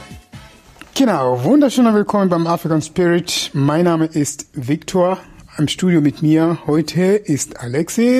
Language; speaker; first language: German; non-native, fluent; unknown